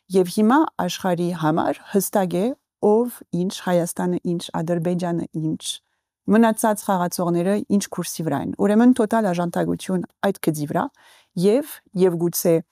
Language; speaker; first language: Armenian; early bilingual, heritage; Armenian